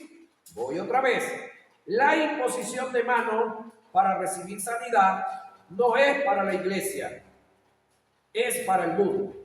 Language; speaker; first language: Spanish; native; Spanish